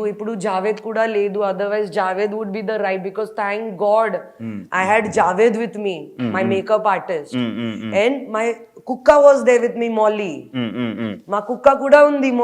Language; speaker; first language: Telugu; non-native, local second language; Hindi